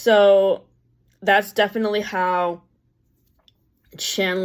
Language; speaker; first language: English; native; English